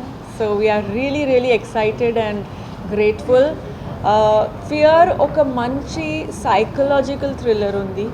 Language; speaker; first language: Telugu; non-native, fluent; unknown